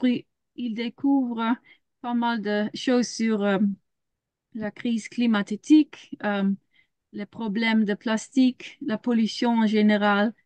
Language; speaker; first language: French; non-native, learner; Dutch